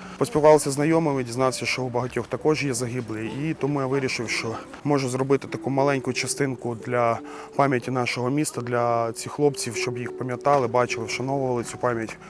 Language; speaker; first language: Ukrainian; native; Ukrainian